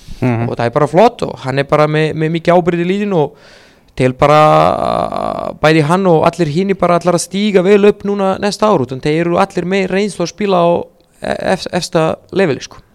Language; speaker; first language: Icelandic; non-native, fluent; Serbian